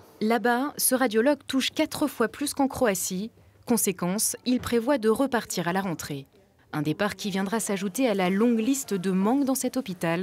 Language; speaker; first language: French; native; French